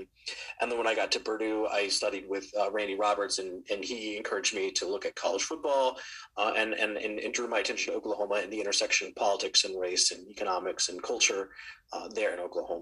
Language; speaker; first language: English; native; English